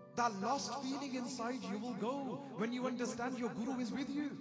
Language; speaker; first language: English; early bilingual, other home language; Punjabi